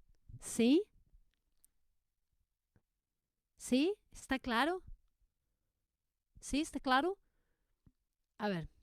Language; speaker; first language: Portuguese; non-native, learner; Spanish